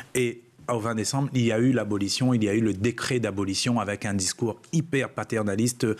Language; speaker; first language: French; non-native, local second language; Réunion Creole French